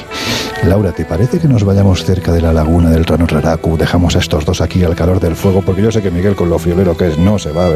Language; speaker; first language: Spanish; native; Spanish